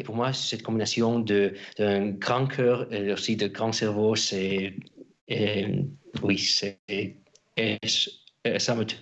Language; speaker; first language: French; non-native, fluent; Russian